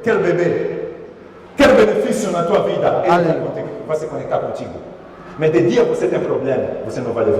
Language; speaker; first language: Portuguese; non-native, learner; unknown